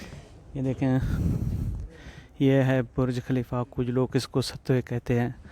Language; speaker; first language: Hindi; non-native, local second language; Baluchi